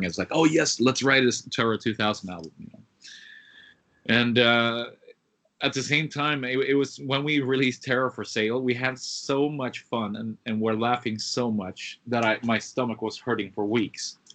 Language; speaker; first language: English; non-native, fluent; Swedish